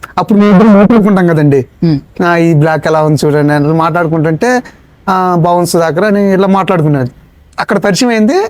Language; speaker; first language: Telugu; native; Telugu